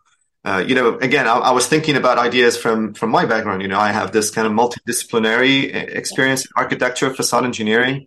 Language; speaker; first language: English; non-native, fluent; Arabic